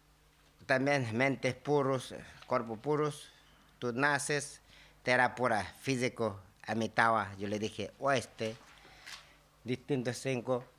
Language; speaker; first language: Spanish; non-native, learner; Tibetan